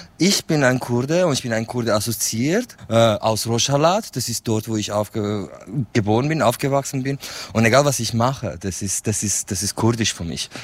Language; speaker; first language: German; non-native, fluent; Kurdish